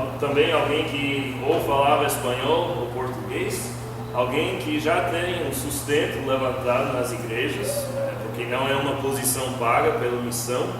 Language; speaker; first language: Portuguese; non-native, fluent; English